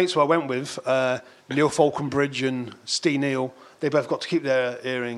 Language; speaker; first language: English; native; English